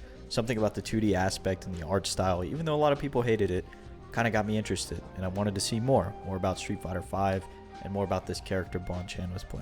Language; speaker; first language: English; native; English